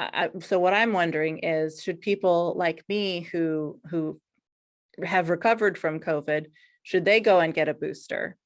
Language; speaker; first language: English; native; English